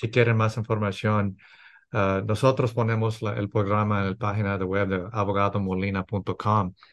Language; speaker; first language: Spanish; early bilingual, heritage; English